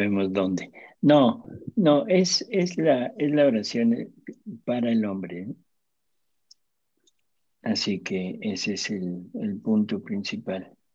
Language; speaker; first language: Spanish; native; Spanish